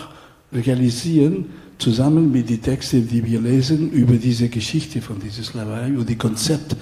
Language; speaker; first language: German; non-native, fluent; Catalan